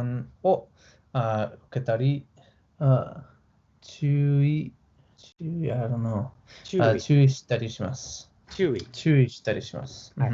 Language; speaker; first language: Japanese; non-native, learner; English